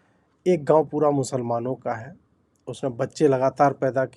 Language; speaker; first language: Hindi; native; Hindi